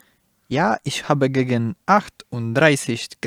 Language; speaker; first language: German; non-native, learner; Polish